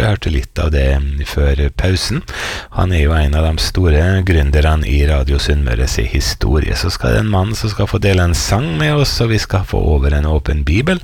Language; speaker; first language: Norwegian; native; Norwegian